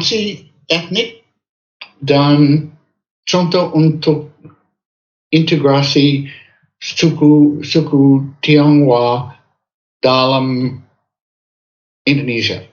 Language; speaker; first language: Indonesian; non-native, fluent; English